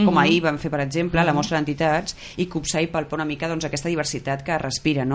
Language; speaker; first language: Catalan; native; Catalan